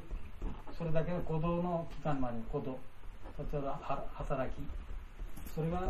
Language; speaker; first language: Japanese; non-native, learner; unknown